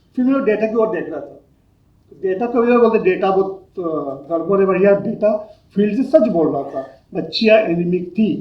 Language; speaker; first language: Hindi; non-native, local second language; Bangla